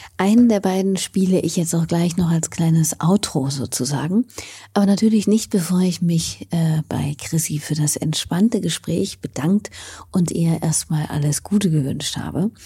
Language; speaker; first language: German; native; German